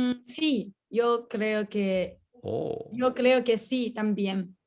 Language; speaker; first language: Spanish; non-native, learner; English